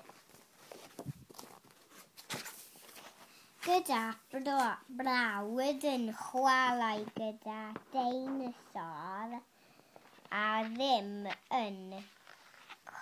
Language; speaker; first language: Welsh; non-native, local second language; English